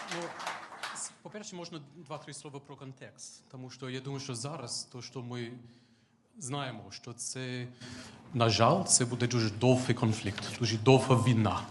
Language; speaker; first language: Ukrainian; non-native, fluent; English